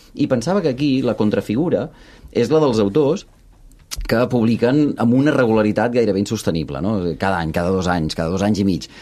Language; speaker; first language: Catalan; early bilingual, other home language; Russian